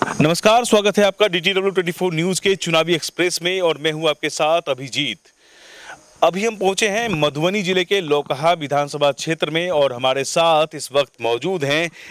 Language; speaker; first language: Hindi; native; Hindi